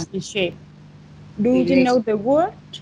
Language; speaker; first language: English; non-native, fluent; Vietnamese